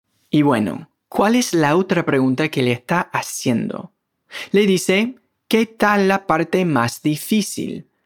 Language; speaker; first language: Spanish; native; Spanish